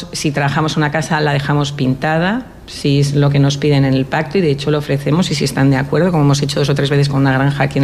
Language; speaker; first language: Spanish; native; Spanish